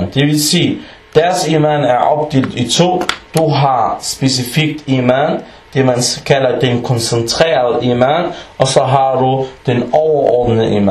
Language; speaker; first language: Danish; early bilingual, other home language; Arabic